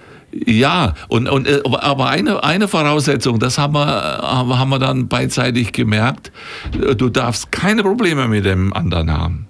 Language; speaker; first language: German; native; German